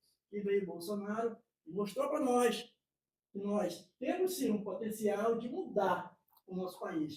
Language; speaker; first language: Portuguese; native; Portuguese